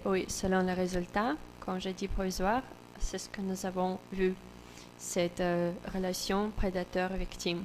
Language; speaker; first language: French; non-native, learner; Russian